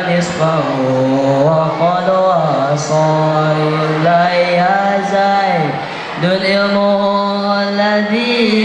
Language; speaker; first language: Arabic; non-native, learner; Sundanese